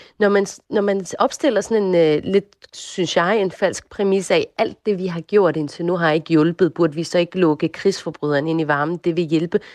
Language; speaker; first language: Danish; early bilingual, other home language; Arabic